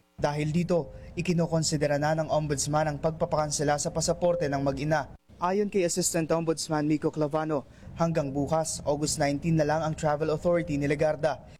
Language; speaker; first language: Filipino; native; Filipino